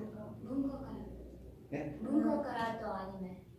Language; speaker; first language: Japanese; non-native, learner; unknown